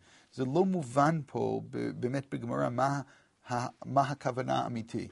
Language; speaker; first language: Hebrew; non-native, fluent; English